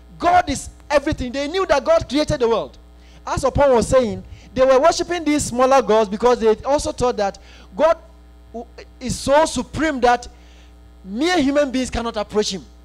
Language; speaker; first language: English; non-native, local second language; Akan